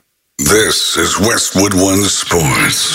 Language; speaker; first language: English; native; English